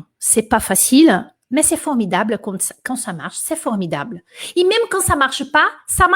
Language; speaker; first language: French; non-native, fluent; Portuguese